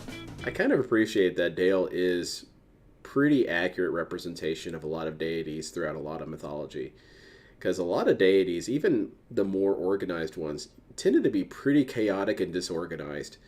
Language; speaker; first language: English; native; English